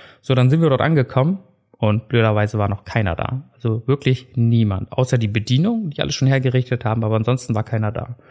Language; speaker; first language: German; early bilingual, other home language; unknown